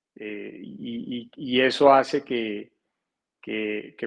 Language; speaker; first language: Spanish; native; Spanish